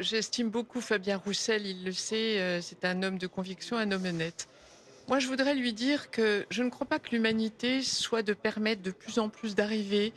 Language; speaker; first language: French; native; French